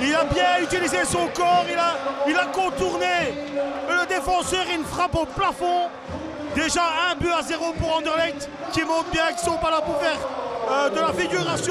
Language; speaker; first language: French; native; French